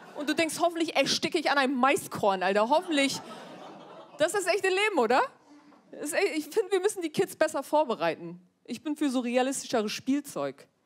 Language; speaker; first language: German; early bilingual, other home language; Turkish